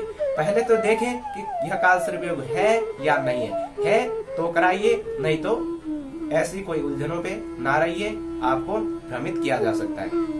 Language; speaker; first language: Hindi; native; Hindi